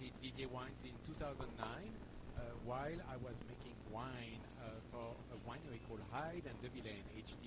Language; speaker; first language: English; non-native, fluent; French